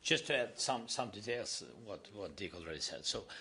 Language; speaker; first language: English; non-native, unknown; Ukrainian